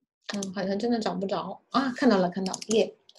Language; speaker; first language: Chinese; native; Chinese